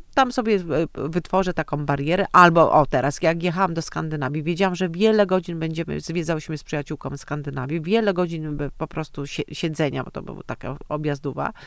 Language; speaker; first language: Polish; native; Polish